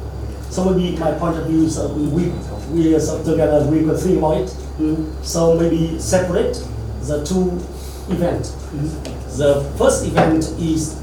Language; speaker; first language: English; non-native, learner; Vietnamese